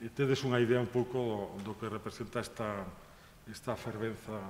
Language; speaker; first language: Spanish; non-native, local second language; Galician